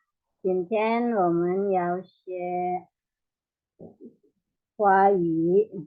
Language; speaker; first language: Chinese; non-native, learner; Indonesian